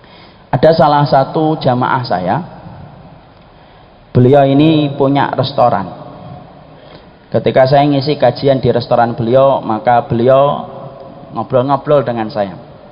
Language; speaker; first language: Indonesian; native; Indonesian